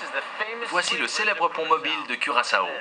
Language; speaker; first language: French; native; French